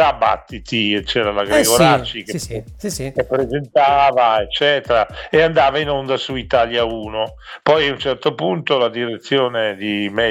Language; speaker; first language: Italian; early bilingual, other home language; Dutch